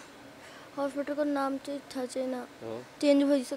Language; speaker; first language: Nepali; early bilingual, heritage; Nepali